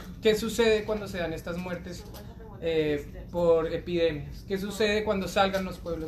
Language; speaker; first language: Spanish; native; Spanish